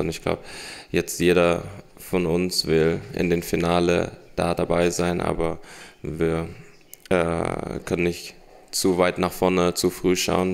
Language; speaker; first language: German; early bilingual, heritage; German